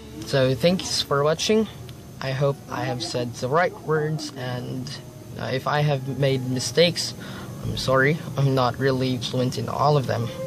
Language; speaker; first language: English; non-native, local second language; Filipino